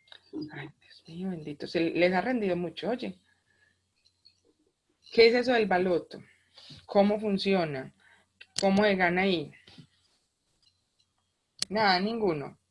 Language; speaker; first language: Spanish; native; Spanish